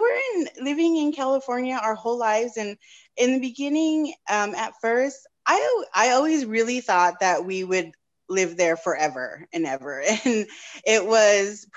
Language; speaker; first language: English; native; English